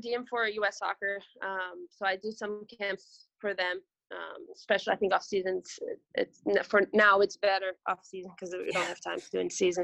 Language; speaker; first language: English; non-native, fluent; Portuguese